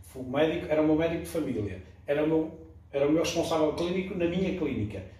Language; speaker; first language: Portuguese; early bilingual, other home language; French